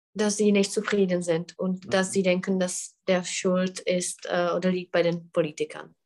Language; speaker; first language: German; non-native, fluent; Czech